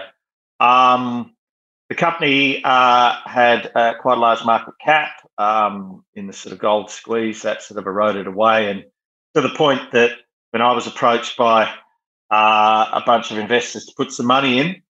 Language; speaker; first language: English; native; English